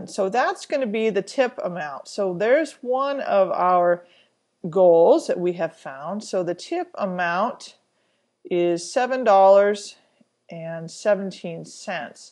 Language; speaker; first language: English; native; English